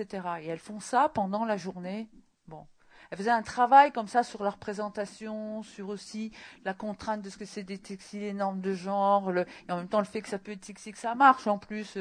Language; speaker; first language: French; native; French